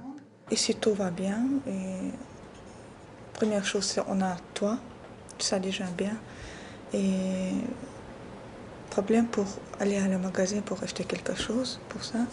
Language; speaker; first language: French; non-native, learner; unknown